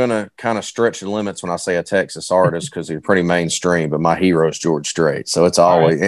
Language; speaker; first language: English; native; English